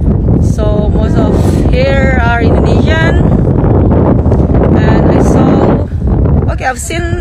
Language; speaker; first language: English; non-native, fluent; Indonesian